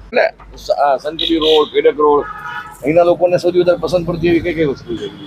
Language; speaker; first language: Gujarati; native; Gujarati